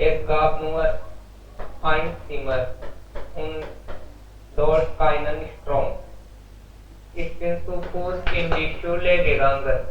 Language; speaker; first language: German; non-native, learner; Hindi